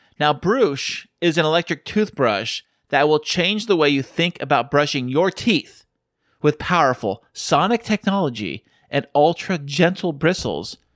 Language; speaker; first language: English; native; English